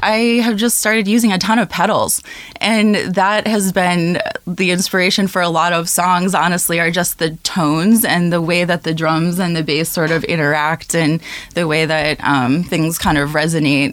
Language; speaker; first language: English; native; English